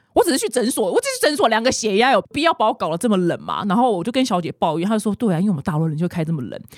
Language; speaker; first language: Chinese; native; Chinese